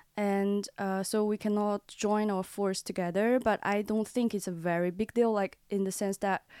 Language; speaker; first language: English; non-native, learner; Chinese